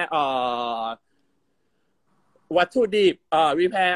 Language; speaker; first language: English; non-native, learner; Thai